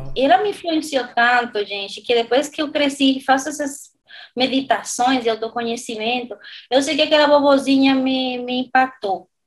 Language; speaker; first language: Portuguese; non-native, fluent; Spanish